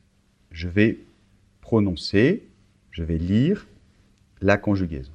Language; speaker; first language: French; native; French